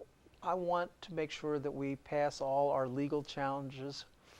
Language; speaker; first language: English; native; English